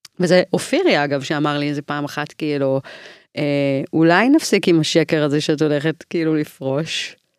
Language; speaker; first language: Hebrew; early bilingual, other home language; English